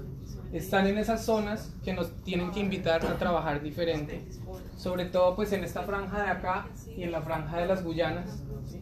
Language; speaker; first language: Spanish; native; Spanish